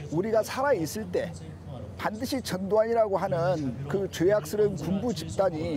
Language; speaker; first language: Korean; native; Korean